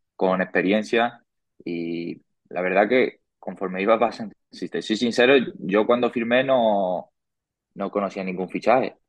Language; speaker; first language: Spanish; native; Spanish